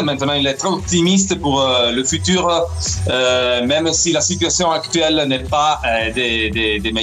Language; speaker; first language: French; non-native, fluent; Italian